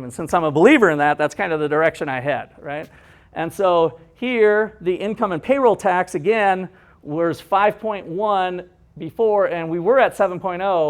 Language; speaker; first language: English; native; English